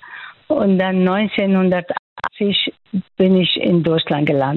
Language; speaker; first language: German; non-native, fluent; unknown